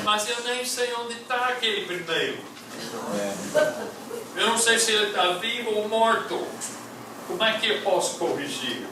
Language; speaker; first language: Portuguese; non-native, fluent; English